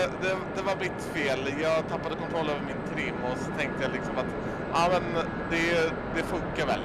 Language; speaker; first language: Swedish; native; Swedish